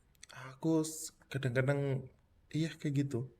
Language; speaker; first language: Indonesian; non-native, fluent; Punjabi